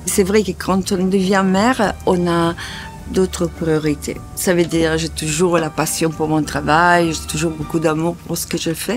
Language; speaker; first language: French; non-native, fluent; Italian